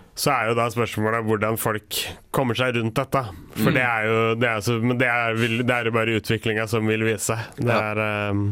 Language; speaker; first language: Norwegian; native; Norwegian